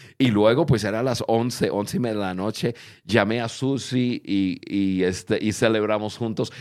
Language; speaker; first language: Spanish; non-native, fluent; English